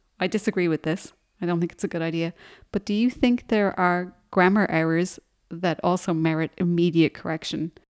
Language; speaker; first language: English; native; English